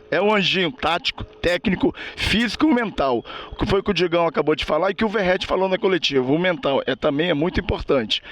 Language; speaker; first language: Portuguese; native; Portuguese